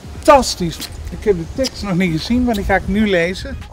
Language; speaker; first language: Dutch; native; Dutch